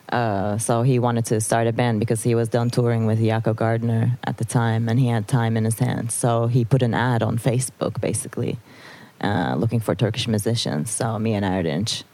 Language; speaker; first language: English; non-native, fluent; Turkish